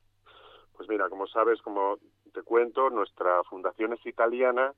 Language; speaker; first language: Spanish; native; Spanish